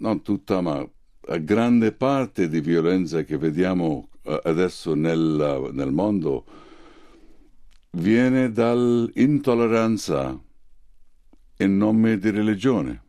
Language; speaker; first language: Italian; non-native, fluent; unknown